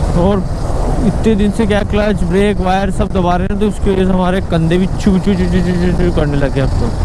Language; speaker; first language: Hindi; native; Hindi